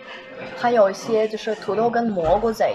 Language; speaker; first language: Chinese; non-native, fluent; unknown